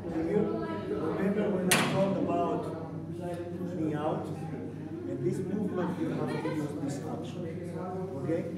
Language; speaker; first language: English; non-native, learner; Spanish